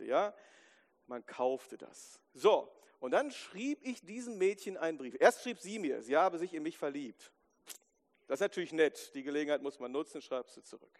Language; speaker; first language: German; native; German